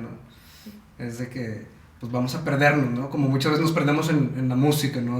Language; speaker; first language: Spanish; native; Spanish